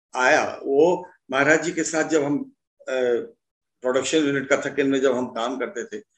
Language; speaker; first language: Hindi; native; Hindi